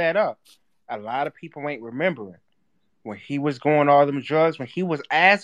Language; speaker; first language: English; native; English